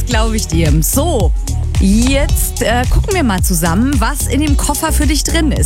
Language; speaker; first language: German; native; German